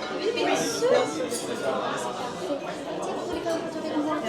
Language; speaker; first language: French; non-native, learner; English